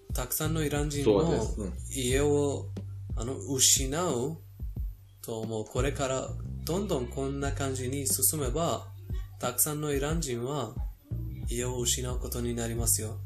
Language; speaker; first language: Japanese; non-native, fluent; Persian